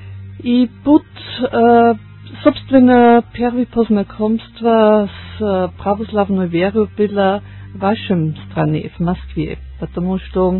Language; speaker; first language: Russian; non-native, learner; German